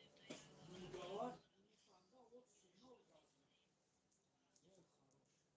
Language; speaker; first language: Russian; non-native, learner; Tajik